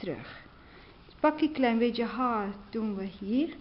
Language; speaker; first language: Dutch; non-native, learner; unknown